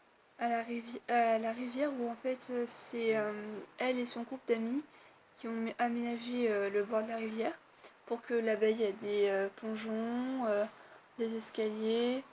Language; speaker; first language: French; native; French